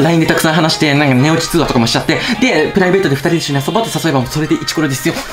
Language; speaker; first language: Japanese; native; Japanese